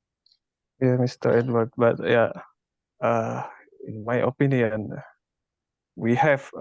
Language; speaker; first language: English; non-native, learner; Indonesian